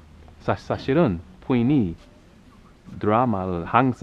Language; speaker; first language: Korean; non-native, learner; English